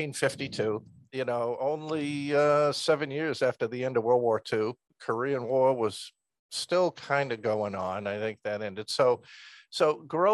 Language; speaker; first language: English; native; English